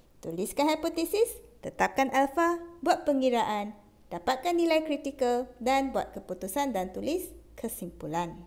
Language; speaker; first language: Malay; non-native, local second language; Chinese